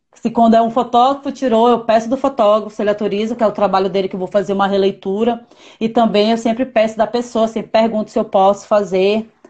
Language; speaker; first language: Portuguese; native; Portuguese